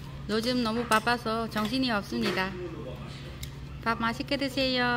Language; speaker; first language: Korean; non-native, learner; Vietnamese